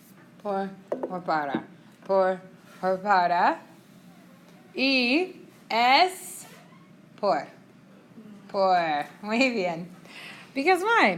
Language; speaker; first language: Spanish; non-native, fluent; English